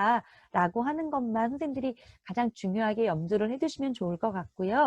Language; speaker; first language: Korean; native; Korean